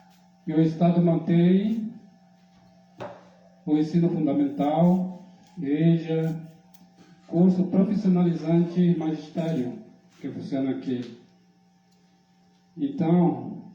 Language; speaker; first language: Portuguese; non-native, local second language; Guarani